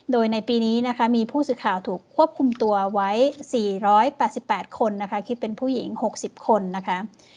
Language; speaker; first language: Thai; native; Thai